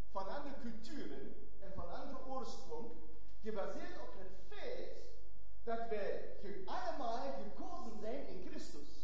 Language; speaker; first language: Dutch; non-native, fluent; German